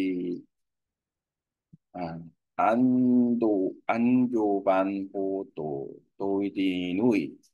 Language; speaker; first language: Vietnamese; non-native, learner; Korean